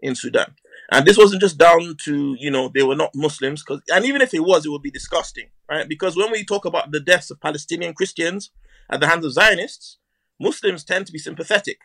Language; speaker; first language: English; non-native, local second language; Hausa